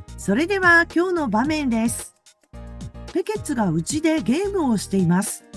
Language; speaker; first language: Japanese; native; Japanese